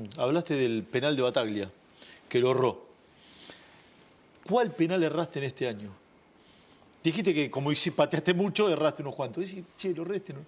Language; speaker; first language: Spanish; native; Spanish